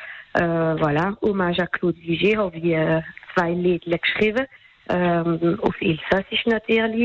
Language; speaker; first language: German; non-native, local second language; French